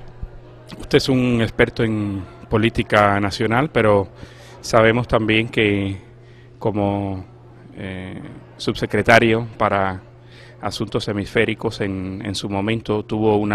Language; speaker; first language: Spanish; native; Spanish